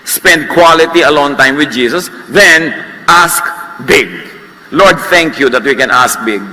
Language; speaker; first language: English; non-native, local second language; Filipino